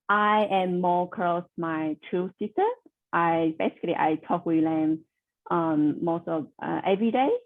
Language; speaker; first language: English; non-native, learner; Chinese